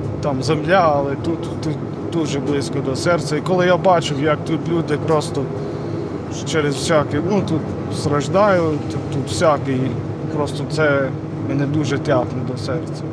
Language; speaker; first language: Ukrainian; non-native, learner; English